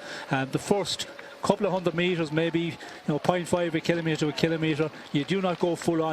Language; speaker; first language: English; native; English